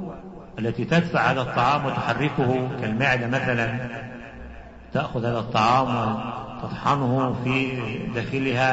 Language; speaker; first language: Arabic; native; Arabic